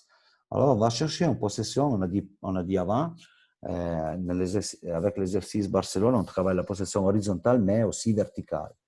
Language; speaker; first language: French; non-native, local second language; Italian